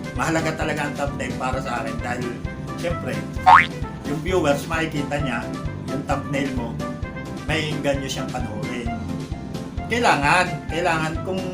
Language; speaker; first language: Filipino; native; Filipino